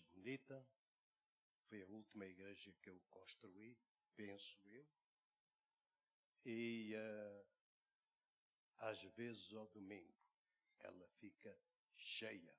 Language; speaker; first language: Portuguese; native; Portuguese